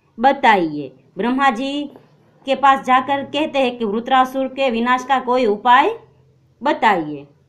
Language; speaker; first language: Hindi; non-native, local second language; Gujarati